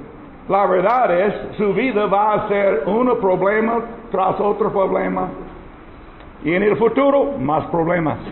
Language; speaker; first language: Spanish; non-native, learner; English